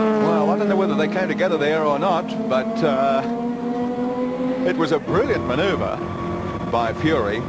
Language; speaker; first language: English; native; English